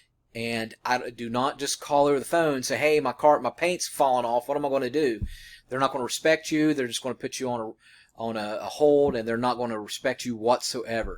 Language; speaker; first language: English; native; English